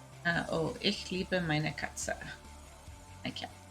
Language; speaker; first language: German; non-native, learner; English